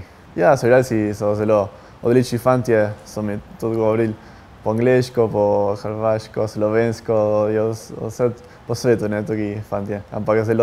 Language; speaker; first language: Slovenian; early bilingual, heritage; Spanish